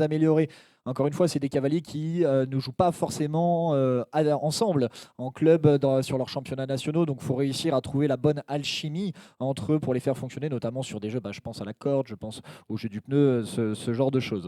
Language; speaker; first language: French; native; French